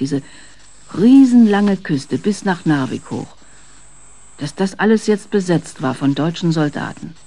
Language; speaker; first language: German; native; German